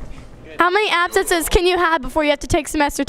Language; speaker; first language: English; native; English